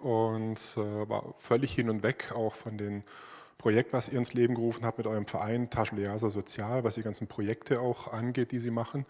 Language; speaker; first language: German; native; German